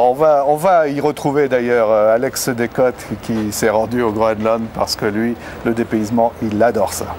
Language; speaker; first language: French; native; French